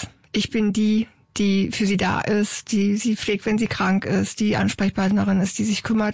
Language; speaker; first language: German; native; German